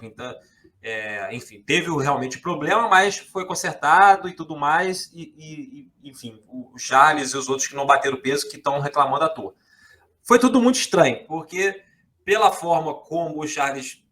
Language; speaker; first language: Portuguese; native; Portuguese